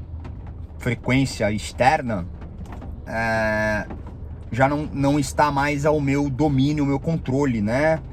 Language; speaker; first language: Portuguese; native; Portuguese